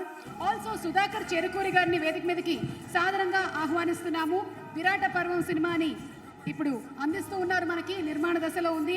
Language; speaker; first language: Telugu; native; Telugu